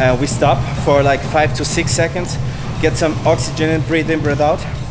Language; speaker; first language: English; non-native, fluent; German